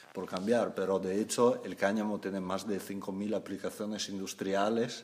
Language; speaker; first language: Spanish; non-native, fluent; Italian